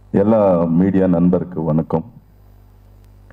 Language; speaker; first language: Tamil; non-native, fluent; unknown